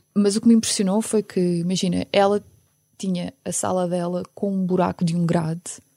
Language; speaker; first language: Portuguese; early bilingual, other home language; Ukrainian